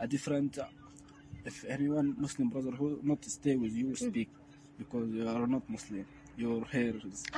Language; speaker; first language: English; non-native, learner; Arabic